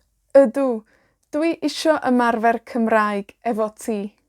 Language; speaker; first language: Welsh; non-native, fluent; Spanish